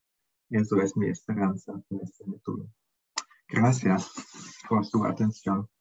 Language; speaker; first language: Spanish; non-native, fluent; German